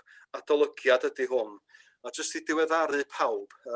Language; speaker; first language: Welsh; native; Welsh